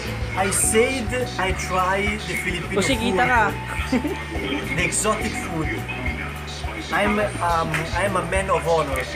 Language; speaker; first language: English; non-native, learner; Italian